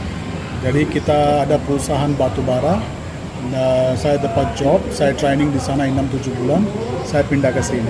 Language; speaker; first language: Indonesian; non-native, fluent; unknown